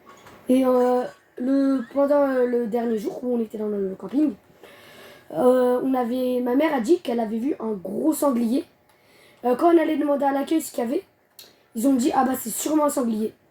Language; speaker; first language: French; native; French